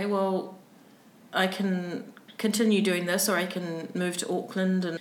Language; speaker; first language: English; native; English